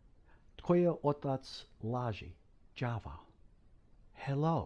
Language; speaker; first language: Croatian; non-native, fluent; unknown